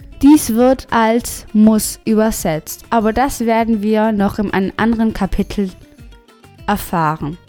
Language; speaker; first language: German; non-native, fluent; Spanish